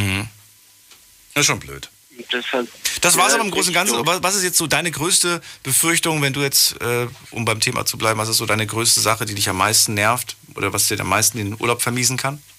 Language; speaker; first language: German; native; German